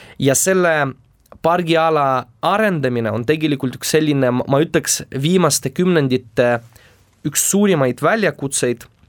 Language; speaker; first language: Estonian; non-native, local second language; Russian